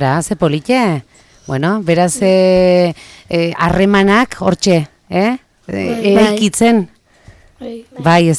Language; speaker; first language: Basque; native; Basque